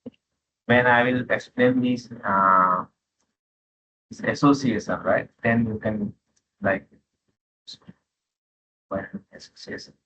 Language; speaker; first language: English; non-native, local second language; Hindi